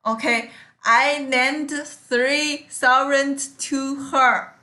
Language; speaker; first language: English; non-native, learner; Chinese